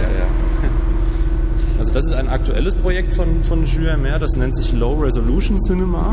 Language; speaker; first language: German; native; German